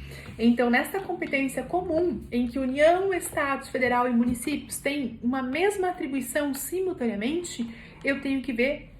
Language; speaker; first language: Portuguese; native; Portuguese